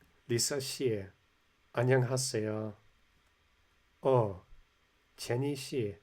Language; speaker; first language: Korean; non-native, learner; English